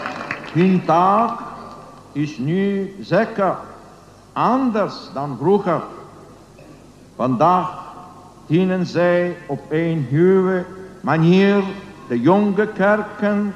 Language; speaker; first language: Dutch; non-native, learner; Polish